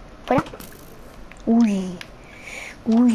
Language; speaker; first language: Spanish; native; Spanish